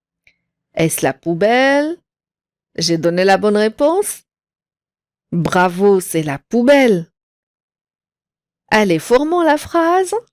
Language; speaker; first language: French; non-native, local second language; Arabic